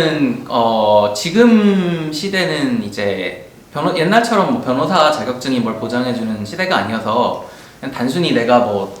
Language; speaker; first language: Korean; native; Korean